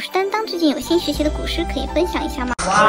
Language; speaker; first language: Chinese; native; Chinese